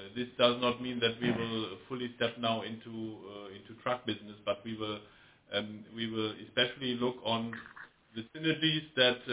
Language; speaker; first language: English; non-native, fluent; German